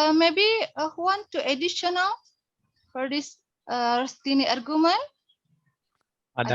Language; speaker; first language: English; non-native, learner; Indonesian